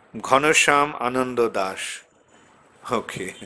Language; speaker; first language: English; non-native, local second language; Bangla